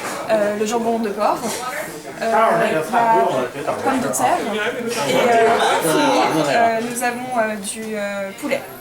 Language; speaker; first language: French; non-native, fluent; Chinese